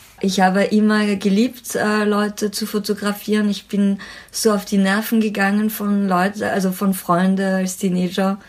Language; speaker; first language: German; non-native, fluent; French